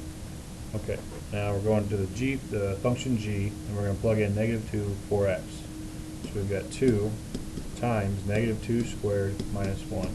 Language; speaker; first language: English; native; English